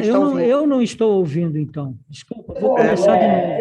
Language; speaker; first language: Portuguese; native; Portuguese